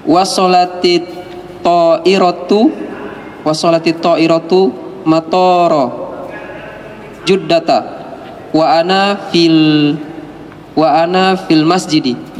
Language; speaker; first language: Arabic; non-native, learner; Indonesian